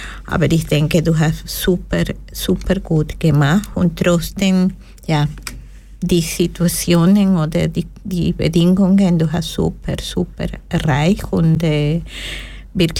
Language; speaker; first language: German; non-native, learner; Spanish